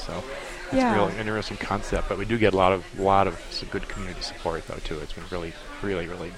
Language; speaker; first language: English; native; English